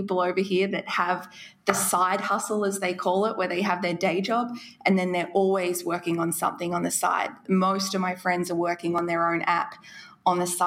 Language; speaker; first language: English; native; English